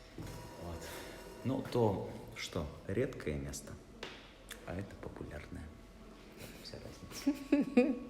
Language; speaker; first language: Russian; native; Russian